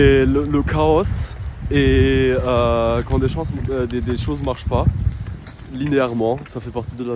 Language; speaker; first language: French; non-native, fluent; German